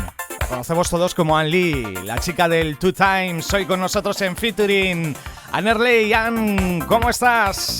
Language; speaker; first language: Spanish; native; Spanish